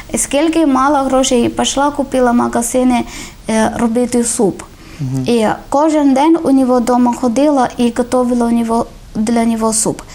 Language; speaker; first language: Ukrainian; non-native, learner; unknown